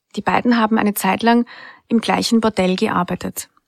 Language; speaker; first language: German; native; German